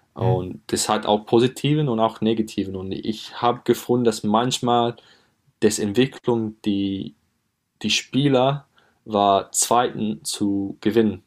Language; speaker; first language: German; non-native, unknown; English